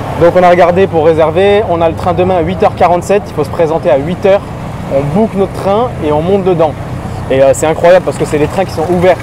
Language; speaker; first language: French; native; French